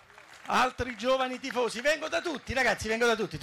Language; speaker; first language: Italian; native; Italian